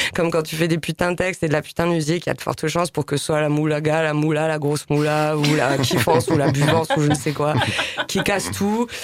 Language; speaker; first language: French; native; French